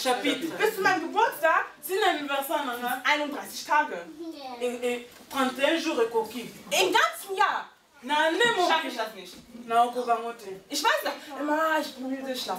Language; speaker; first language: German; early bilingual, heritage; Lingala